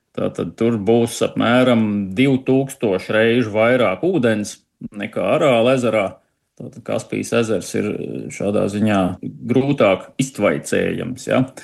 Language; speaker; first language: Latvian; native; Latvian